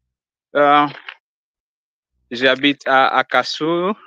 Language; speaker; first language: French; non-native, learner; Swahili